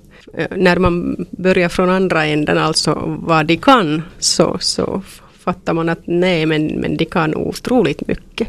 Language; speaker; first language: Swedish; non-native, local second language; Finnish